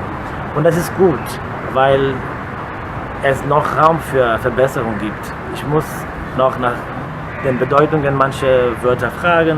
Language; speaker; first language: German; non-native, fluent; Portuguese